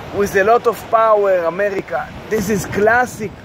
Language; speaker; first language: English; non-native, learner; Hebrew